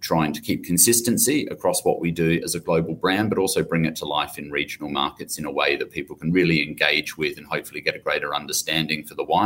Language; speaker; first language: English; native; English